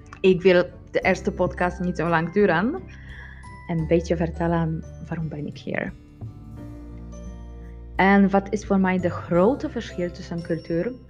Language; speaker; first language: Dutch; non-native, learner; Polish